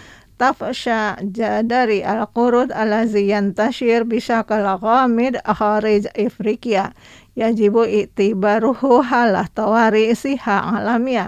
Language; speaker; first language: Arabic; non-native, fluent; Indonesian